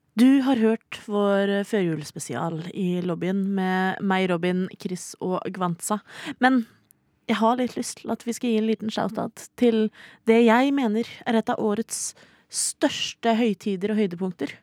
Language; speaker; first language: Norwegian; native; Norwegian